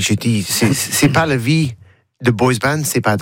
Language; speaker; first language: French; non-native, learner; English